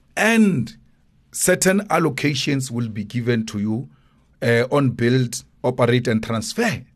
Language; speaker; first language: English; non-native, local second language; Northern Sotho